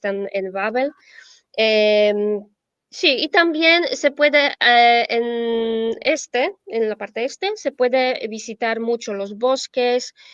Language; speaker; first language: Spanish; non-native, fluent; Polish